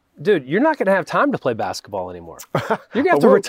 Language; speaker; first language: English; native; English